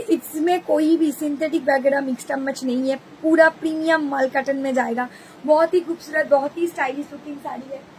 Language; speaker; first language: Hindi; non-native, local second language; Bangla